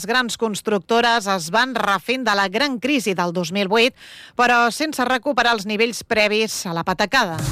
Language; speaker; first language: Catalan; native; Catalan